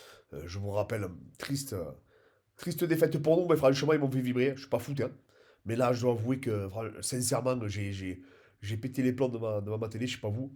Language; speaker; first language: French; native; French